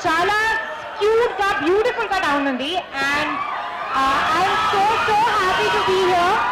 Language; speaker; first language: Telugu; non-native, learner; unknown